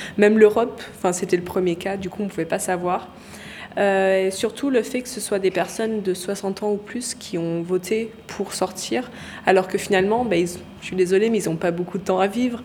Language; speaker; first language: French; early bilingual, other home language; English